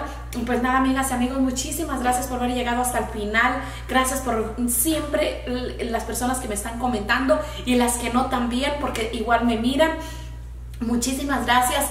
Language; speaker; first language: Spanish; native; Spanish